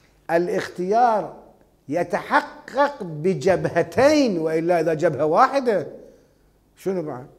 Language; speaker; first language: Arabic; native; Arabic